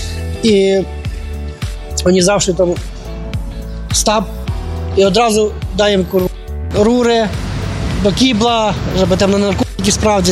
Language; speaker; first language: Polish; non-native, learner; Ukrainian